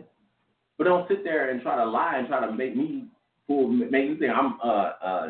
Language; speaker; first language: English; native; English